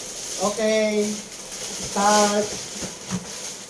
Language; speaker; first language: English; non-native, local second language; Filipino